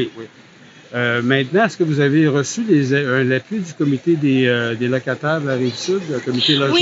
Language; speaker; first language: French; native; French